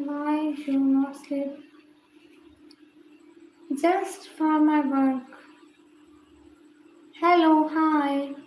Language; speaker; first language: English; non-native, learner; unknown